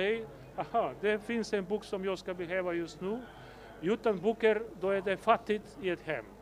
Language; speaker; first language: Swedish; non-native, fluent; Macedonian